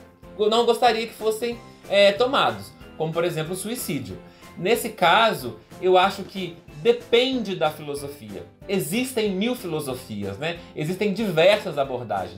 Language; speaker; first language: Portuguese; native; Portuguese